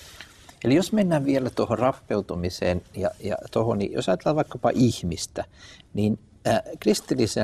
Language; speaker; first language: Finnish; native; Finnish